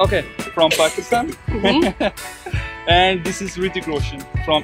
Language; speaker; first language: English; non-native, local second language; Urdu